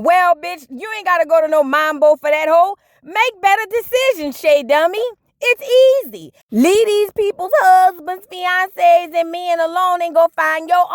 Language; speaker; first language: English; native; English